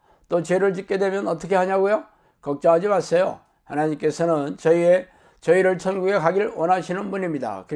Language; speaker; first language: Korean; native; Korean